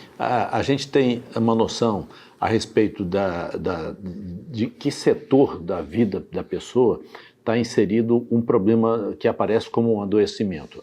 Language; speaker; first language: Portuguese; native; Portuguese